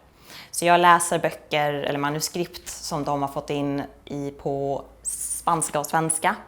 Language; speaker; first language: Swedish; native; Swedish